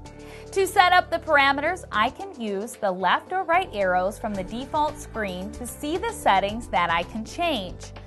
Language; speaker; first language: English; native; English